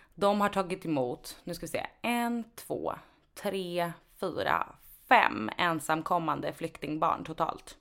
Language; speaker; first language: Swedish; native; Swedish